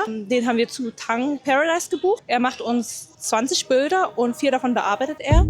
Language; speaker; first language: German; native; German